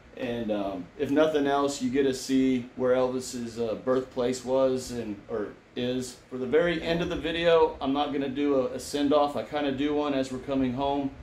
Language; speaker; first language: English; native; English